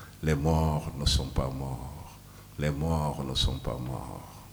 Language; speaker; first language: French; non-native, local second language; Wolof